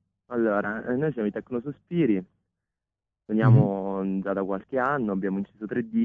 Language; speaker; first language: Italian; native; Italian